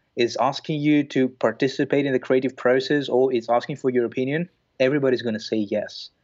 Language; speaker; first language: English; non-native, fluent; Greek